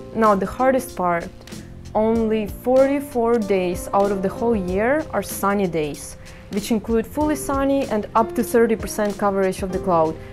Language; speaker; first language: English; non-native, fluent; Ukrainian